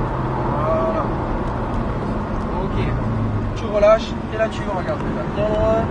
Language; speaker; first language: French; native; French